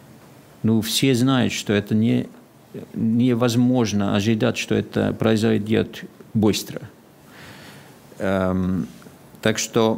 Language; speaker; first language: Russian; non-native, fluent; Finnish